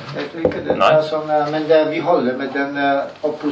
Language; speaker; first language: Norwegian; non-native, learner; Polish